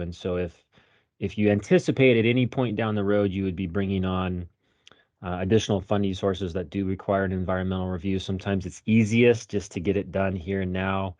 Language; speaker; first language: English; native; English